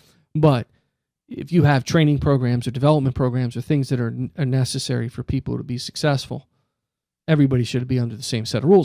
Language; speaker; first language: English; native; English